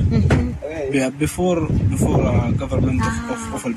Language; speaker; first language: English; non-native, learner; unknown